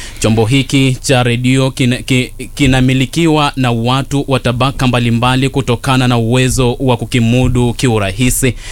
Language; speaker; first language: Swahili; non-native, local second language; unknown